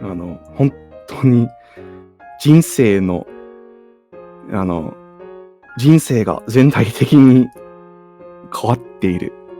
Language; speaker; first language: Japanese; non-native, fluent; English